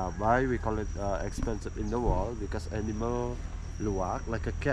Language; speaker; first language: English; non-native, learner; Indonesian